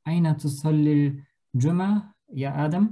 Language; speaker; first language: Arabic; non-native, learner; German